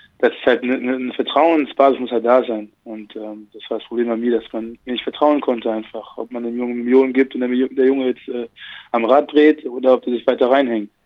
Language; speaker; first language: German; early bilingual, other home language; French